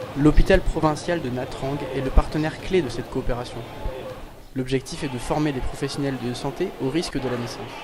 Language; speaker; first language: French; native; French